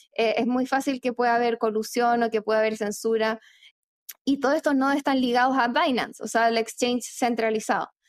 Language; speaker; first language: Spanish; native; Spanish